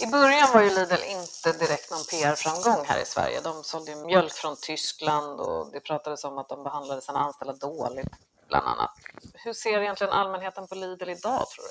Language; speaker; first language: Swedish; native; Swedish